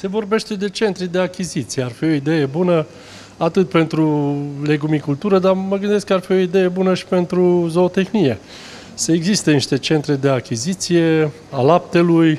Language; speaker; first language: Romanian; native; Romanian